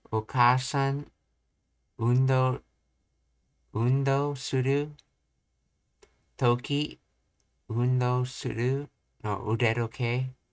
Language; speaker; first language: Japanese; non-native, learner; English